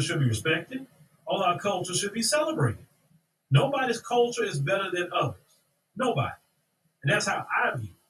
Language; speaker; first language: English; native; English